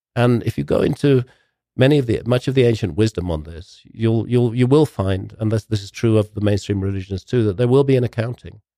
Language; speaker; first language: English; native; English